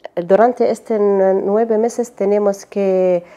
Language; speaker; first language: Spanish; non-native, learner; Arabic